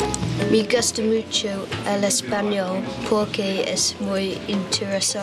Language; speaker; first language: Spanish; non-native, learner; English